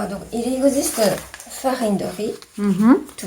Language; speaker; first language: French; non-native, fluent; Japanese